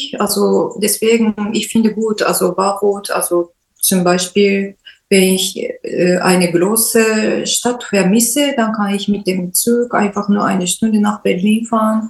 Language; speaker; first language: German; non-native, learner; Japanese